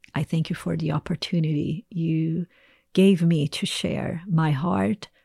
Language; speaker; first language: English; non-native, fluent; Portuguese